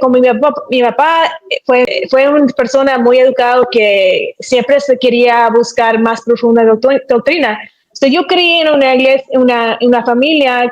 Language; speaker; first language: Spanish; early bilingual, heritage; Spanish